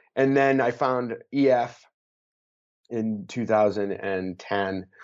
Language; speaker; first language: English; native; English